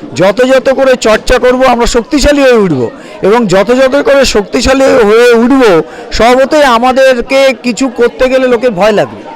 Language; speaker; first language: Bangla; native; Bangla